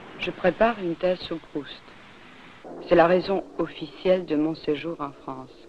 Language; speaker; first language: French; non-native, fluent; Serbian